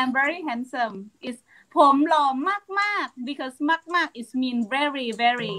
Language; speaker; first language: English; non-native, learner; Thai